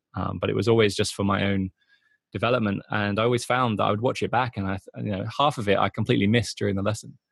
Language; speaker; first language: English; native; English